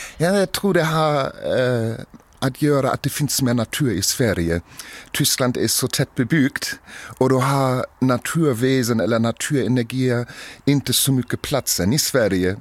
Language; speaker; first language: Swedish; non-native, fluent; German